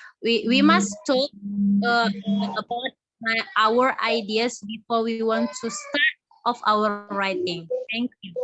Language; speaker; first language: English; non-native, learner; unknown